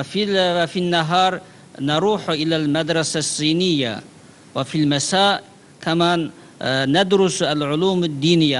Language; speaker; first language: Arabic; non-native, learner; Uyghur